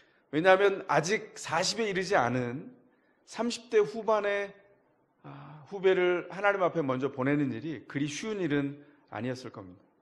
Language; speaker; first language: Korean; native; Korean